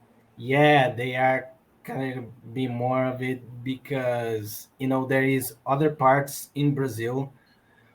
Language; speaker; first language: English; non-native, learner; Portuguese